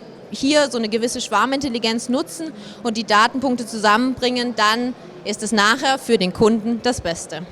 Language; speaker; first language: German; native; German